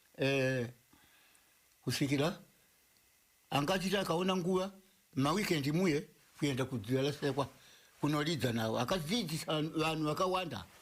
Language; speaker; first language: Shona; non-native, fluent; Nyanja